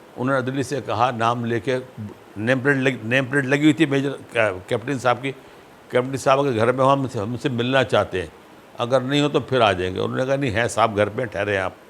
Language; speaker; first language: Urdu; native; Urdu